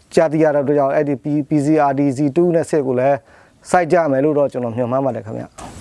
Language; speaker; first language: Burmese; non-native, local second language; Mon